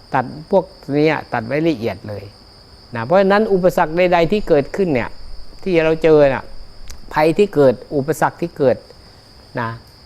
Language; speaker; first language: Thai; native; Thai